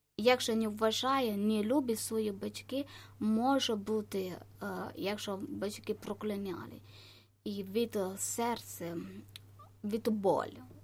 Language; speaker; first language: Ukrainian; non-native, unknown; Malayalam